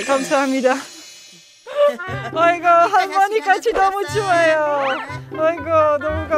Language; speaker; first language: Korean; non-native, learner; Polish